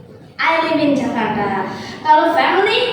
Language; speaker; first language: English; non-native, fluent; Indonesian